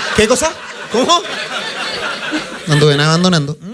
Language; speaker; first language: Spanish; native; Spanish